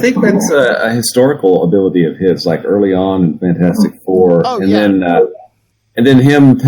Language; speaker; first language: English; native; English